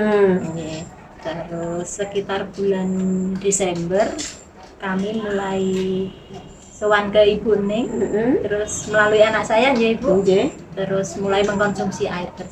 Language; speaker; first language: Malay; non-native, local second language; Javanese